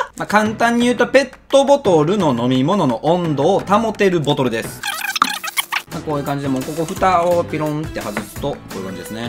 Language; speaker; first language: Japanese; native; Japanese